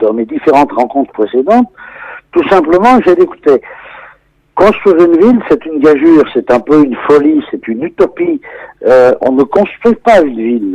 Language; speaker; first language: French; native; French